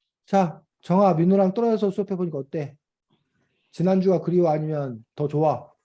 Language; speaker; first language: Korean; native; Korean